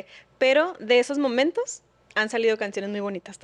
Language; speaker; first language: Spanish; native; Spanish